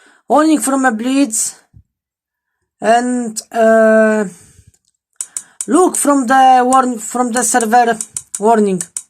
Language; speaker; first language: English; non-native, learner; Polish